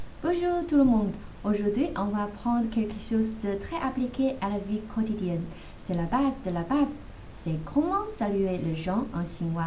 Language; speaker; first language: French; non-native, fluent; Chinese